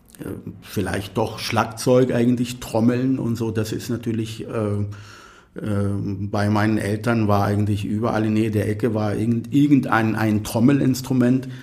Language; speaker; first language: German; non-native, fluent; Arabic